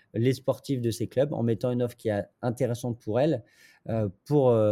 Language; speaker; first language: French; native; French